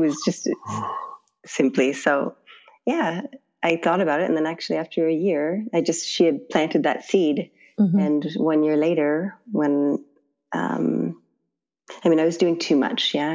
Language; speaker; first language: English; native; English